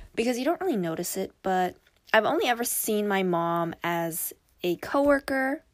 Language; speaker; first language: English; early bilingual, other home language; Korean